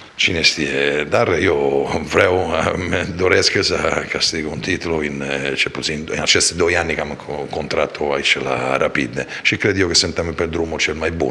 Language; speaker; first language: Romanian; non-native, fluent; Italian